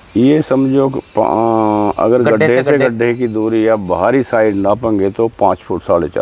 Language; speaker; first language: Hindi; native; Hindi